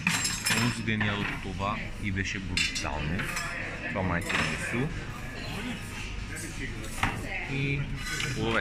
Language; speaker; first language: Bulgarian; native; Bulgarian